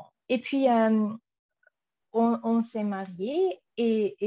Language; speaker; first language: French; non-native, fluent; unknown